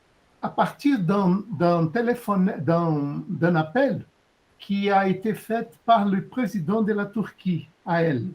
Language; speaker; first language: French; non-native, fluent; Portuguese